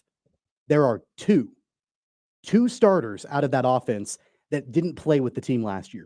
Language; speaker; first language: English; native; English